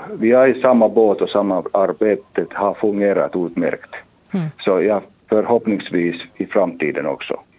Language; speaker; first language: Swedish; non-native, local second language; Finnish